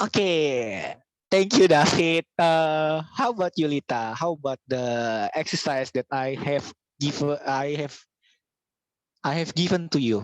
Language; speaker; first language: English; non-native, local second language; Indonesian